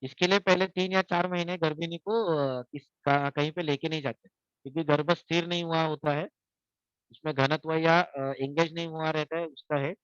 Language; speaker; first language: Hindi; non-native, local second language; Marathi